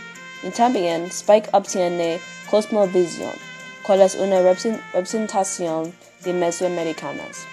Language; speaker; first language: Spanish; non-native, learner; English